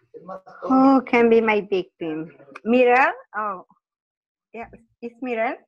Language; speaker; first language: English; non-native, learner; Spanish